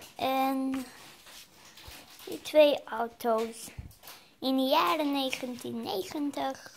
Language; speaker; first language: Dutch; early bilingual, other home language; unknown